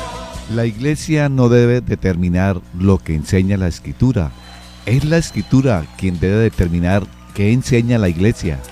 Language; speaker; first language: Spanish; native; Spanish